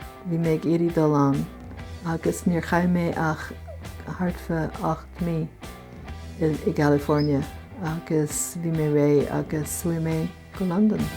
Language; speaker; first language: Irish; non-native, fluent; English